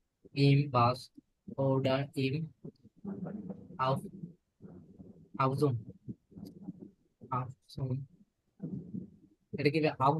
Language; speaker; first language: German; non-native, learner; Bangla